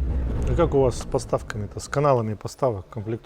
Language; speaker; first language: Russian; native; Russian